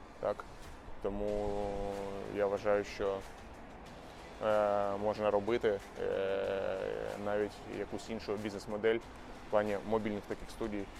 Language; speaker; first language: Ukrainian; non-native, local second language; Russian